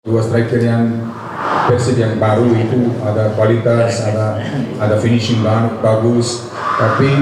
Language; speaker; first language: Indonesian; non-native, fluent; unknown